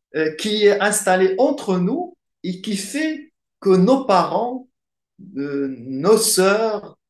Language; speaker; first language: French; non-native, local second language; Arabic